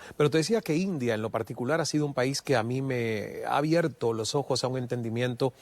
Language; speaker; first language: Spanish; native; Spanish